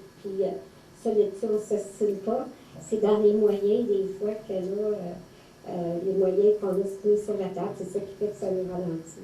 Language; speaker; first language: French; native; French